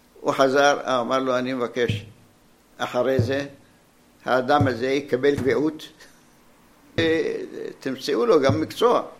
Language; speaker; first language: Hebrew; non-native, fluent; Arabic